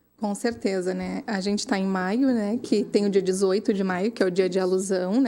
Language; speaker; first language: Portuguese; native; Portuguese